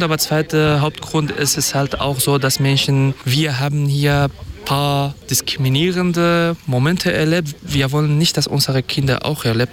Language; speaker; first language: German; non-native, fluent; Kurdish